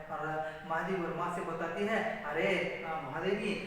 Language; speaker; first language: Hindi; non-native, local second language; Kannada